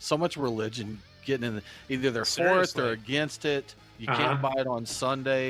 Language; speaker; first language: English; native; English